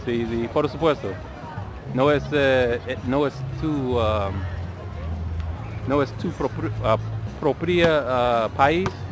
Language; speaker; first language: Spanish; non-native, learner; English